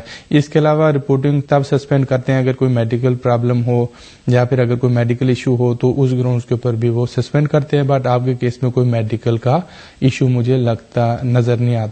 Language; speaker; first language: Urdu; non-native, local second language; Punjabi